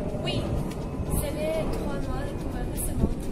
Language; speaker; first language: French; non-native, learner; Spanish